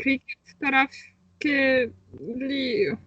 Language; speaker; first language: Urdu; non-native, learner; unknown